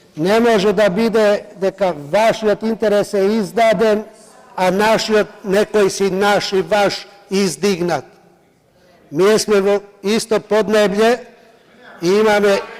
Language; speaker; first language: Macedonian; non-native, local second language; Albanian